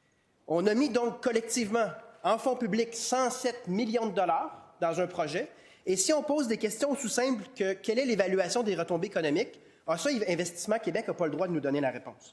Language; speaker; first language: French; native; French